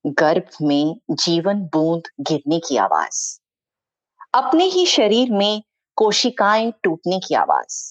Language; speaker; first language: Hindi; native; Hindi